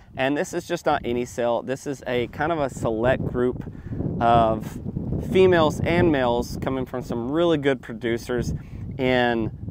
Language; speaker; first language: English; native; English